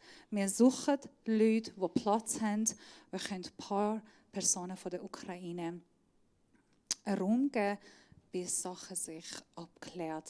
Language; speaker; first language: German; non-native, fluent; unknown